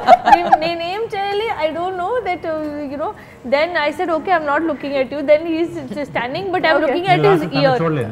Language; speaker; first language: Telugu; non-native, learner; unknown